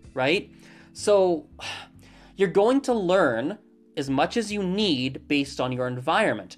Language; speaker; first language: English; native; English